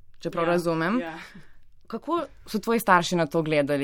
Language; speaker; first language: Slovenian; native; Slovenian